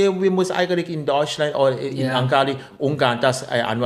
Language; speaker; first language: German; non-native, learner; Thai